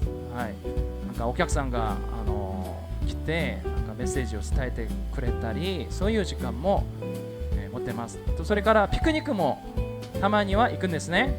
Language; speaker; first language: Japanese; non-native, fluent; Korean